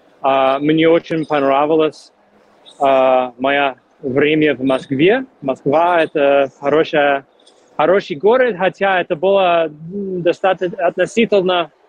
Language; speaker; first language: Russian; non-native, fluent; English